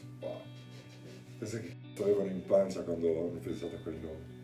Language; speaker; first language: Italian; native; Italian